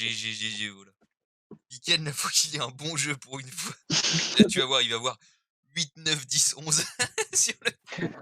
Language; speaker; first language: French; native; French